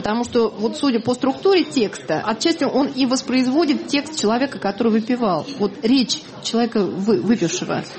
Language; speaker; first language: Russian; native; Russian